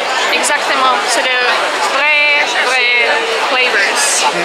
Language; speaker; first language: French; non-native, fluent; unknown